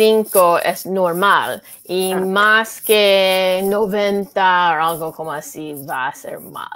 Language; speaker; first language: Spanish; non-native, learner; English